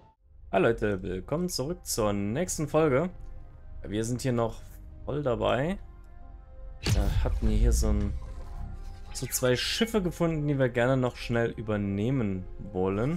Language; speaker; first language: German; native; German